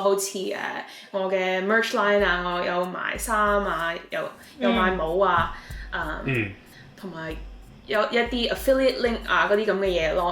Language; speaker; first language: Cantonese; early bilingual, heritage; Cantonese